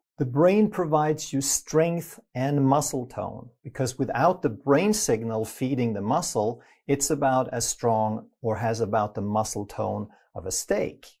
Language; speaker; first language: English; non-native, fluent; Swedish